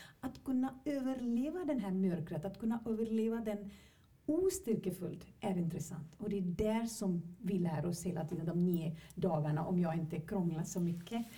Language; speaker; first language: Swedish; non-native, fluent; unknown